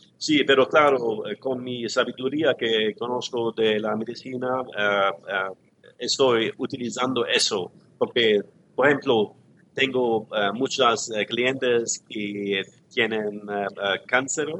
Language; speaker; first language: Spanish; non-native, learner; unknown